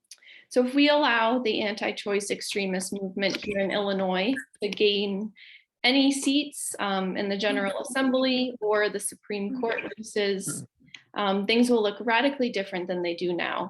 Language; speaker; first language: English; native; English